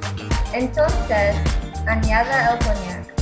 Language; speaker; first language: Spanish; non-native, learner; English